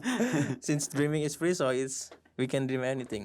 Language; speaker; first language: English; non-native, learner; Indonesian